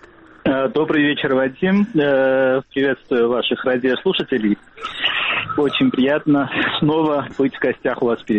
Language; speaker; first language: Russian; non-native, fluent; Georgian